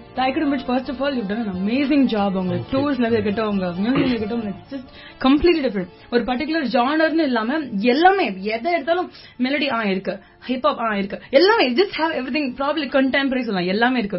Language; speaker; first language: Tamil; native; Tamil